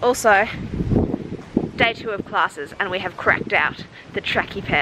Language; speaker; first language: English; native; English